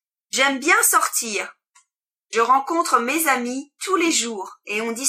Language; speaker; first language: French; non-native, learner; English